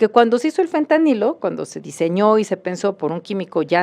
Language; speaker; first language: Spanish; native; Spanish